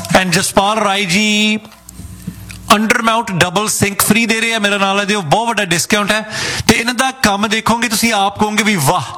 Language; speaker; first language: Punjabi; native; Punjabi